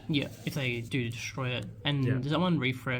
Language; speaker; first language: English; native; English